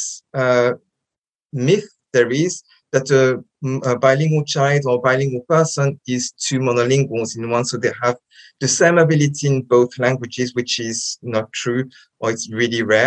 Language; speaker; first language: English; non-native, fluent; French